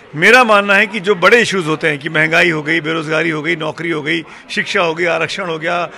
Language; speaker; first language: Hindi; native; Hindi